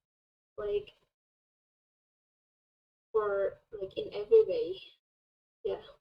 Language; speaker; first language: English; non-native, fluent; Thai